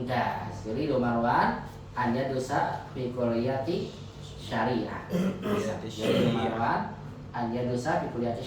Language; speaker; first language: Arabic; non-native, fluent; Indonesian